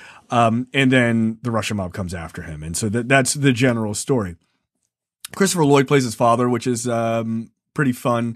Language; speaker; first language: English; native; English